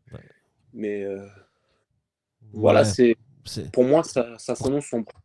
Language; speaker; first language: French; early bilingual, other home language; Persian